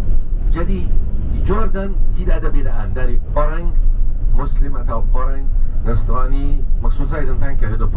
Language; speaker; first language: Indonesian; non-native, fluent; Arabic